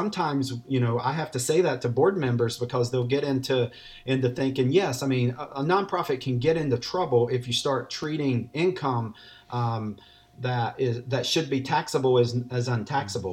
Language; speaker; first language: English; native; English